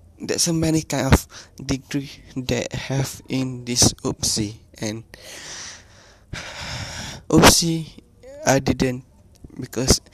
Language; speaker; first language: English; non-native, learner; Malay